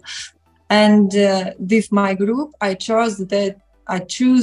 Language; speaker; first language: English; non-native, learner; Russian